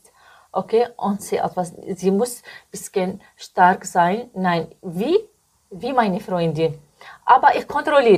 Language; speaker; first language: German; non-native, learner; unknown